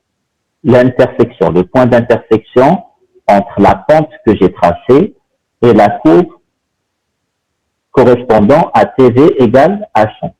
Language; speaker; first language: French; non-native, local second language; Arabic